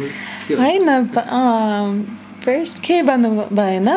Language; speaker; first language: Nepali; non-native, learner; German